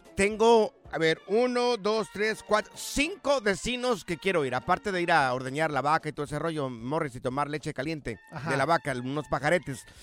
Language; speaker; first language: Spanish; native; Spanish